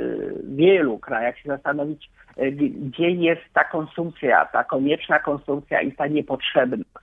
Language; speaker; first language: Polish; native; Polish